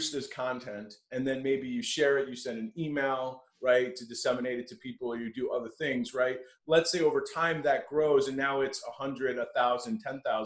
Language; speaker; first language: English; native; English